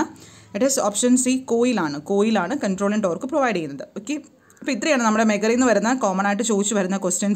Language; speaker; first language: English; non-native, local second language; Malayalam